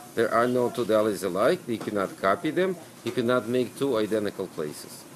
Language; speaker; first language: English; non-native, fluent; Ukrainian